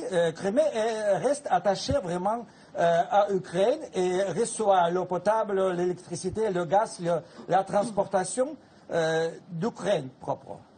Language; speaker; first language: French; non-native, fluent; Russian